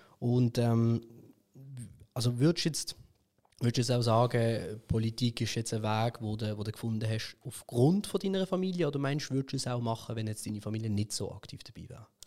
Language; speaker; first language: German; early bilingual, other home language; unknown